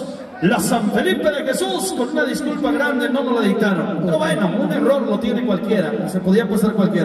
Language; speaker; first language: Spanish; native; Spanish